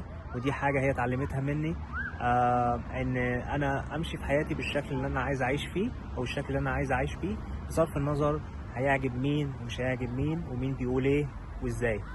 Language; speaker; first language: Arabic; native; Arabic